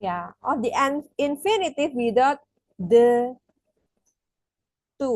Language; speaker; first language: English; non-native, fluent; Indonesian